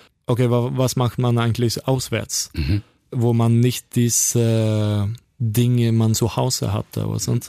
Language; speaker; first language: German; non-native, learner; Norwegian